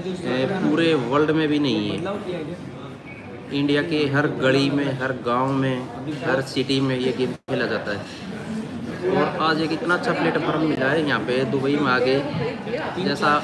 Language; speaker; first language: Hindi; native; Hindi